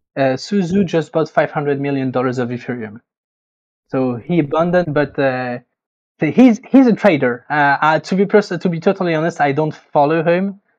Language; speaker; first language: English; non-native, fluent; French